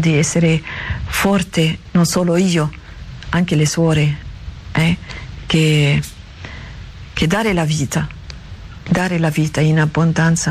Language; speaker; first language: Italian; non-native, learner; Arabic